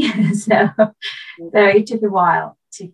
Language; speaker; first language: English; non-native, fluent; Persian